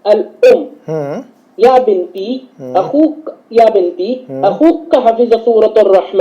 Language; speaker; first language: Arabic; non-native, learner; Urdu